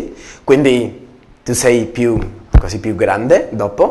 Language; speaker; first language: Italian; non-native, learner; Spanish